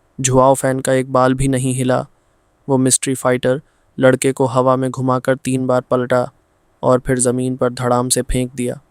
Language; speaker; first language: Hindi; non-native, fluent; Bangla